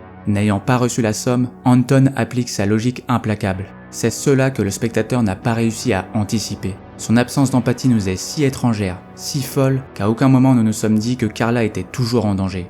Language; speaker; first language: French; native; French